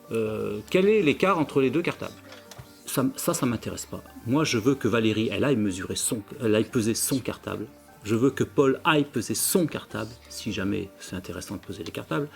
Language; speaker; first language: French; native; French